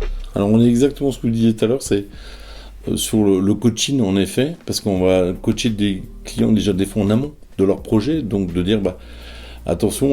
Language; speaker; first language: French; native; French